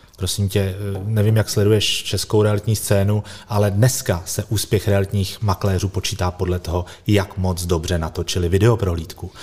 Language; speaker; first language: Czech; native; Czech